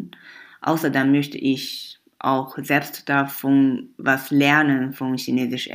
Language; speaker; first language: German; non-native, fluent; Chinese